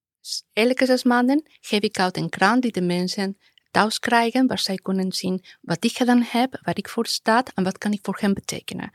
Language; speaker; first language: Dutch; non-native, fluent; Spanish